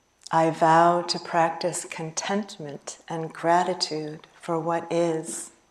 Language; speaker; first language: English; native; English